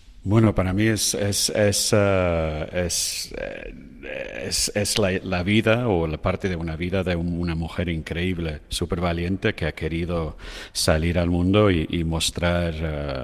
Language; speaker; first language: Spanish; non-native, fluent; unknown